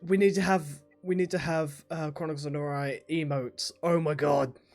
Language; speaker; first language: English; native; English